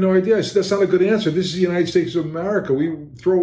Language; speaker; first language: English; native; English